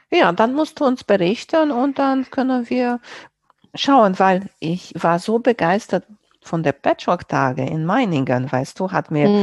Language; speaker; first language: German; non-native, fluent; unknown